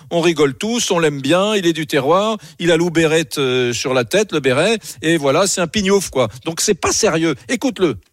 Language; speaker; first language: French; native; French